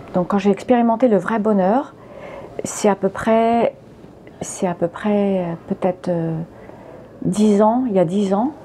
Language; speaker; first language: French; early bilingual, other home language; English